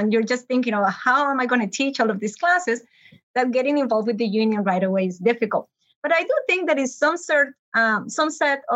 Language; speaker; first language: English; non-native, fluent; Spanish